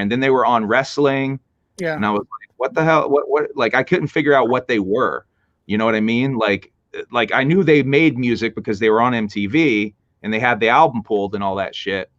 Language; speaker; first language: English; native; English